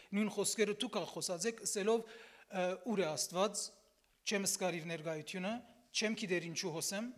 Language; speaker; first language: Armenian; early bilingual, heritage; Armenian